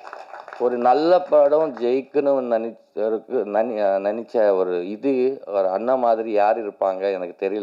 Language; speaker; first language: Tamil; non-native, learner; Telugu